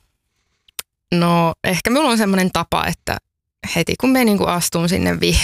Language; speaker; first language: Finnish; native; Finnish